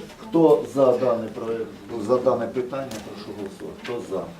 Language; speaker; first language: Ukrainian; native; Ukrainian